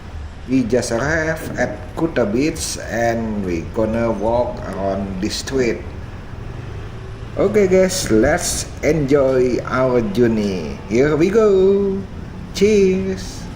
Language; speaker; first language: English; non-native, fluent; Indonesian